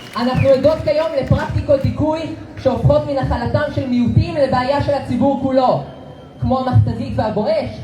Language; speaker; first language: Hebrew; native; Hebrew